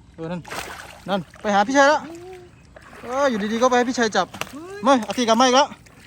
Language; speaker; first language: Thai; native; Thai